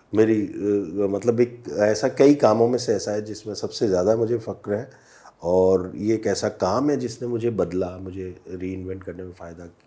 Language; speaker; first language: Hindi; native; Hindi